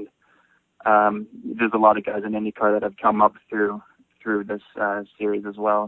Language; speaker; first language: English; native; English